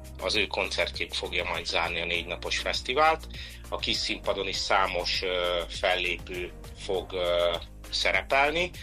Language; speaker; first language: Hungarian; native; Hungarian